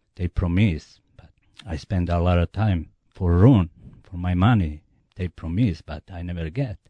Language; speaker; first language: English; non-native, learner; Bosnian